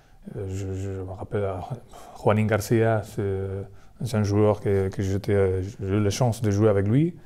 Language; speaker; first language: French; non-native, fluent; Spanish